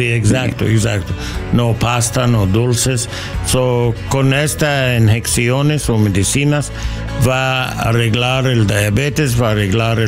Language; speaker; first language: Spanish; non-native, learner; English